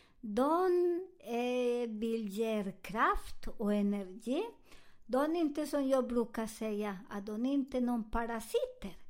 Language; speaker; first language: Swedish; non-native, learner; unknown